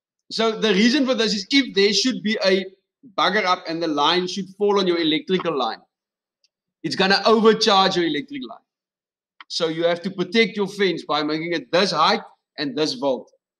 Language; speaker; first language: English; non-native, local second language; Afrikaans